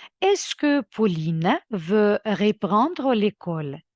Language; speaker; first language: French; non-native, fluent; Ukrainian